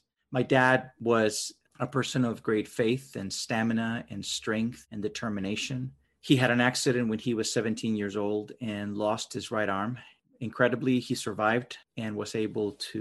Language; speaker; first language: English; non-native, fluent; Spanish